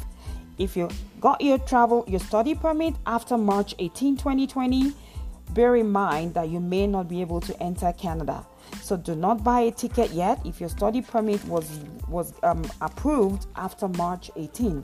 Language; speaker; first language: English; non-native, local second language; Yoruba